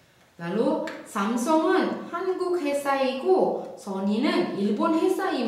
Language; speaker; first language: Korean; non-native, fluent; Indonesian